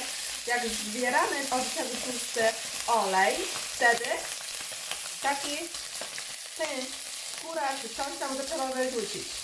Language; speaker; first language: Polish; non-native, learner; Chinese